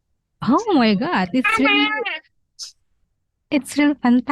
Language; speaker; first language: English; non-native, learner; Indonesian